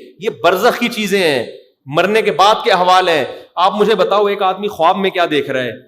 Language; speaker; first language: Urdu; native; Urdu